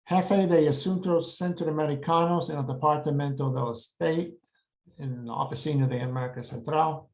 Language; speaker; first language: Spanish; non-native, fluent; English